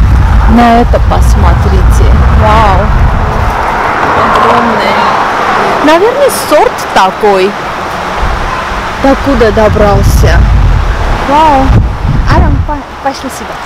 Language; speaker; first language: Russian; non-native, fluent; Armenian